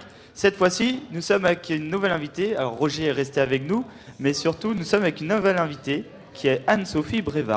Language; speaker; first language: French; native; French